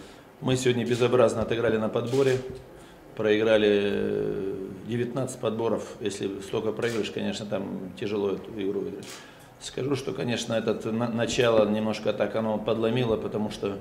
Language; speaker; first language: Russian; native; Russian